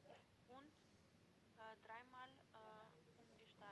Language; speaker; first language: German; non-native, learner; Macedonian